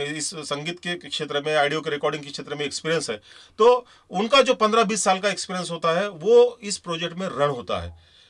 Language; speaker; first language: Hindi; non-native, local second language; Marathi